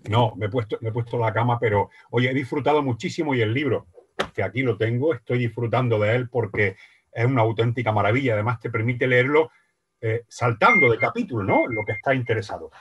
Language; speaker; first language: Spanish; native; Spanish